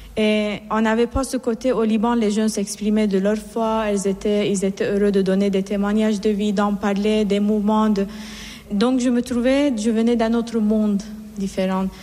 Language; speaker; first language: French; non-native, fluent; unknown